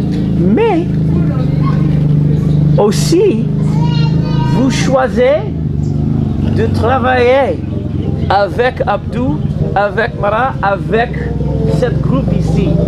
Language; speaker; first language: French; non-native, learner; English